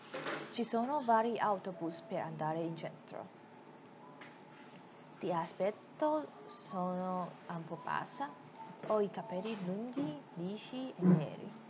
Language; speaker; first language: Italian; non-native, learner; Chinese